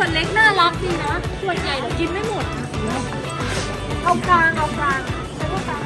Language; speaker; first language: Thai; native; Thai